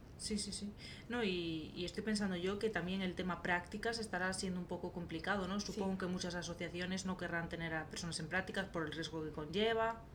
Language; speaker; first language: Spanish; native; Spanish